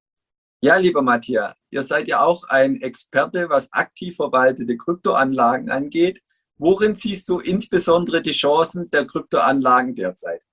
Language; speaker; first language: German; native; German